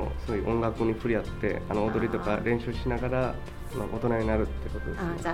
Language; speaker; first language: Japanese; non-native, fluent; Bangla